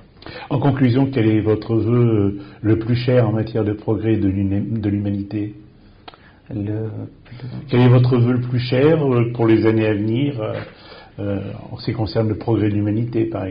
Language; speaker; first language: French; native; French